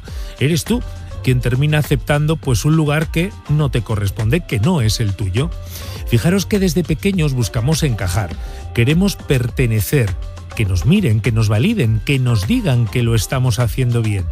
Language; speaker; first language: Spanish; native; Spanish